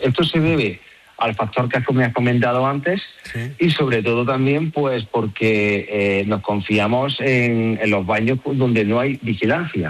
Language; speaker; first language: Spanish; native; Spanish